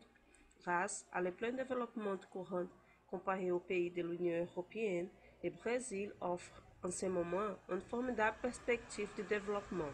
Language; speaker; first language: French; non-native, learner; Portuguese